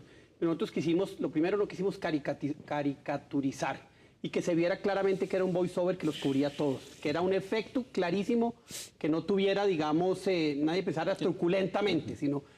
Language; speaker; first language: Spanish; native; Spanish